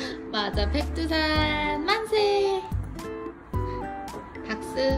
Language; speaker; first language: Korean; native; Korean